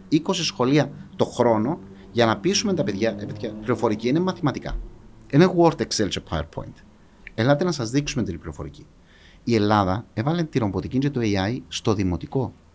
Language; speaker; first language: Greek; native; Greek